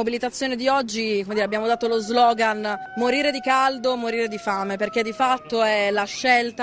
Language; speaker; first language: Italian; native; Italian